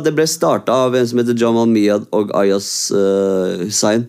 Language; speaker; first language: Norwegian; early bilingual, other home language; Kurdish